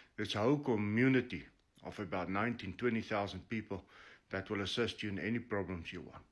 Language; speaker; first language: English; non-native, local second language; Afrikaans